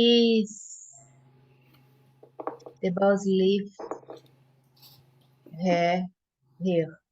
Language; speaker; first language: English; non-native, learner; Portuguese